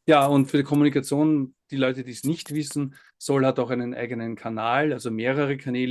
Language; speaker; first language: German; native; German